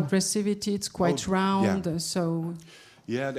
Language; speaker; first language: English; non-native, learner; French